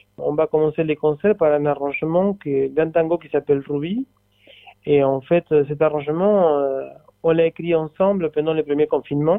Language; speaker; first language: French; non-native, fluent; Spanish